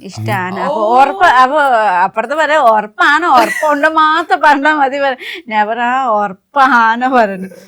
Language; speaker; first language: Malayalam; non-native, fluent; Nepali